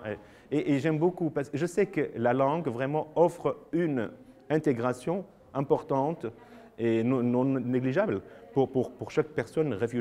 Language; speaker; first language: French; non-native, fluent; Arabic